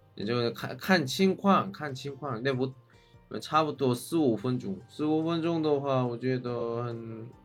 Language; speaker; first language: Chinese; non-native, learner; Korean